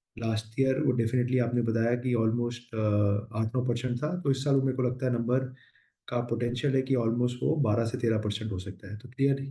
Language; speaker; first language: Hindi; native; Hindi